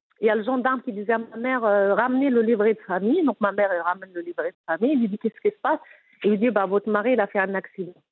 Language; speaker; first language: French; non-native, local second language; Arabic